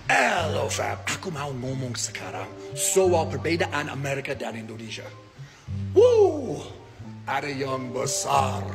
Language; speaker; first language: Indonesian; non-native, learner; English